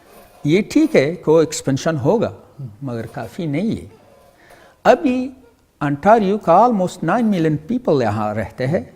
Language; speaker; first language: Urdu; non-native, learner; Pashto